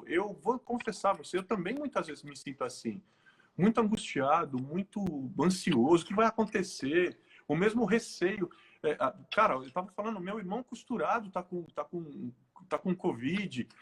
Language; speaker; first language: Portuguese; native; Portuguese